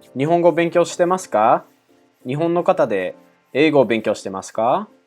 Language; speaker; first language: Japanese; non-native, fluent; English